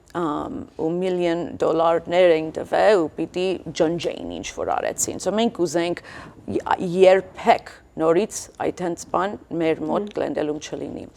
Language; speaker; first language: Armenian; early bilingual, heritage; Armenian